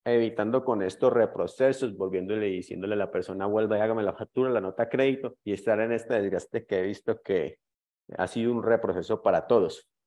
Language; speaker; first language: Spanish; native; Spanish